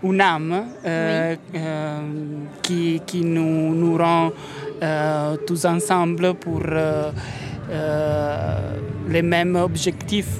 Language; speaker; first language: French; non-native, fluent; Italian